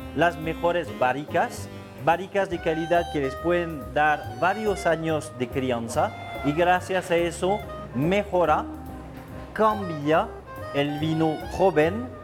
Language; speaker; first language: Spanish; non-native, fluent; French